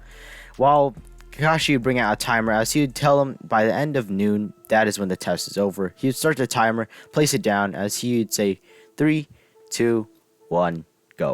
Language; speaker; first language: English; native; English